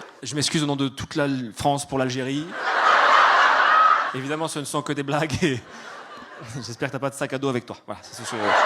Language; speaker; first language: French; native; French